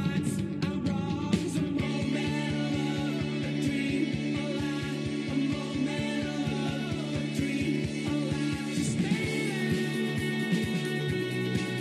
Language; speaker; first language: English; native; English